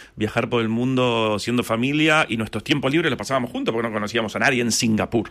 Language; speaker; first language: Spanish; native; Spanish